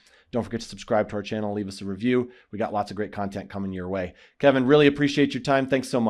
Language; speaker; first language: English; native; English